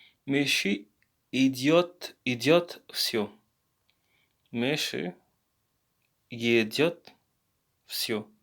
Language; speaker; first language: Russian; non-native, learner; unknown